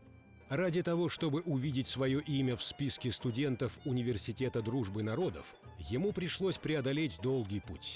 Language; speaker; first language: Russian; native; Russian